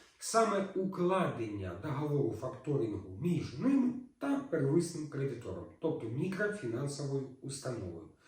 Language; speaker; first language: Ukrainian; native; Ukrainian